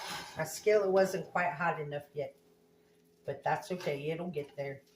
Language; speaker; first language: English; native; English